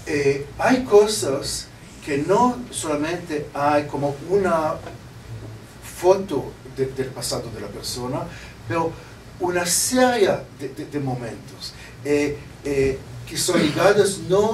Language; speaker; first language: Spanish; non-native, learner; Hebrew